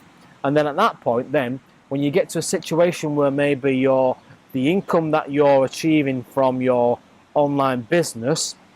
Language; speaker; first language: English; native; English